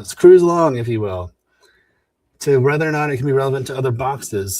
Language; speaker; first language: English; native; English